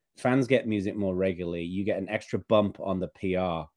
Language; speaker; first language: English; native; English